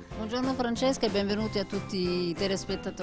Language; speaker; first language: Italian; native; Italian